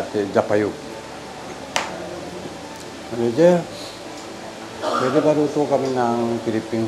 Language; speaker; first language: Filipino; non-native, learner; Japanese